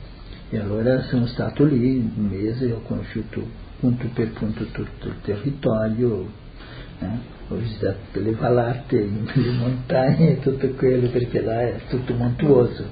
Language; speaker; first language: Italian; early bilingual, heritage; Portuguese